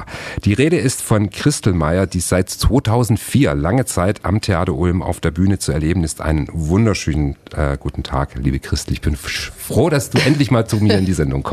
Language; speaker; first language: German; native; German